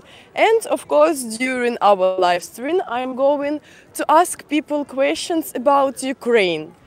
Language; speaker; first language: English; non-native, fluent; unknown